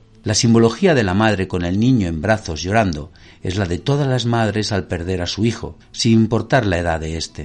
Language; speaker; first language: Spanish; native; Spanish